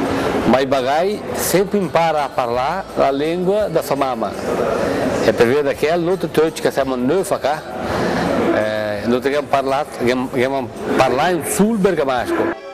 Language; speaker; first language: Italian; early bilingual, heritage; Italian